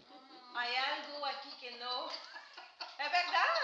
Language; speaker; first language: Spanish; non-native, learner; English